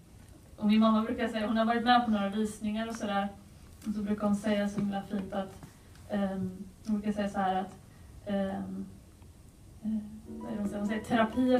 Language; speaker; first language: Swedish; native; Swedish